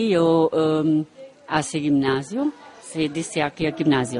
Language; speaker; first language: Spanish; non-native, learner; Romanian